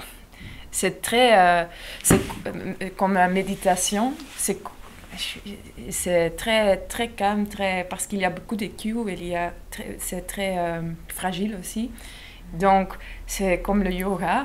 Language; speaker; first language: French; non-native, local second language; Dutch